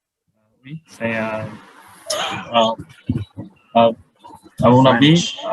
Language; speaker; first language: French; non-native, learner; Vietnamese